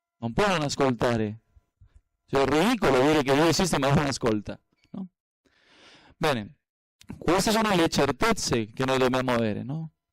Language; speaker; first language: Italian; non-native, fluent; Spanish